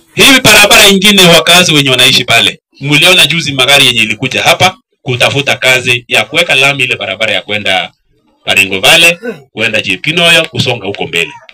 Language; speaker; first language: Swahili; non-native, local second language; Kalenjin